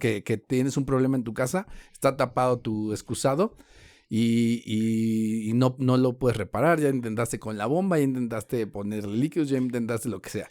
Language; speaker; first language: Spanish; native; Spanish